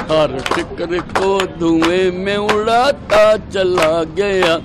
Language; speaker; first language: Hindi; native; Hindi